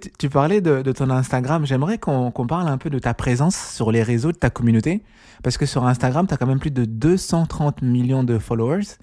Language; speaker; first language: French; native; French